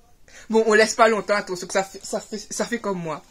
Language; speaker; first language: French; native; French